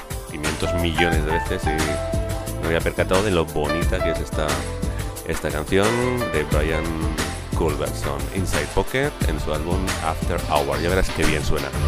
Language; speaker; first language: Spanish; native; Spanish